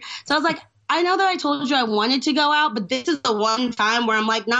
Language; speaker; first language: English; native; English